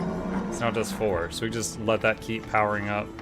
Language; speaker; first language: English; native; English